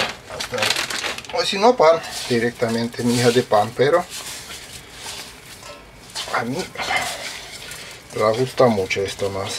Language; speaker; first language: Spanish; non-native, fluent; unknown